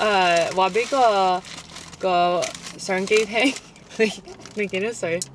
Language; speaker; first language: Cantonese; early bilingual, heritage; English